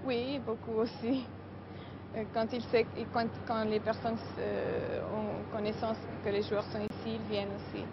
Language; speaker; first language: French; non-native, learner; Portuguese